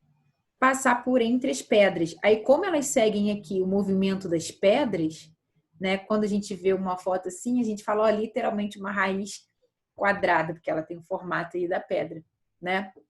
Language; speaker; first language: Portuguese; native; Portuguese